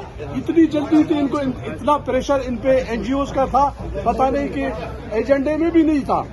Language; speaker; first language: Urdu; non-native, local second language; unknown